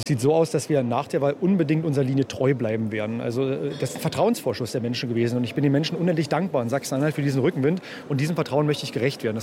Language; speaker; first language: German; native; German